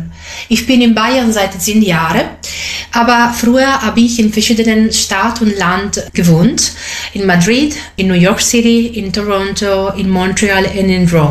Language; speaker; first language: German; non-native, fluent; Italian